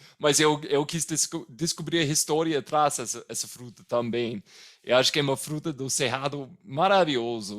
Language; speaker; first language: Portuguese; non-native, fluent; English